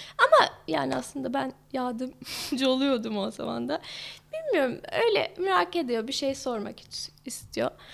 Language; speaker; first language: Turkish; non-native, fluent; English